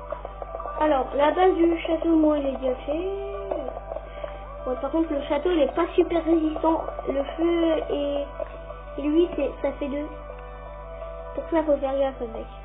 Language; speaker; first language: French; native; French